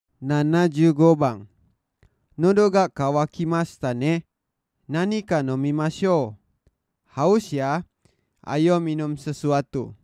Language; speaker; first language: Japanese; non-native, fluent; Indonesian